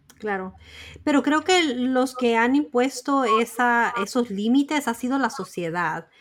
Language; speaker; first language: Spanish; early bilingual, heritage; Spanish